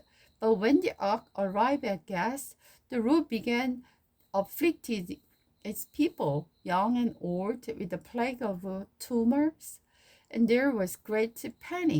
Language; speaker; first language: English; non-native, learner; Korean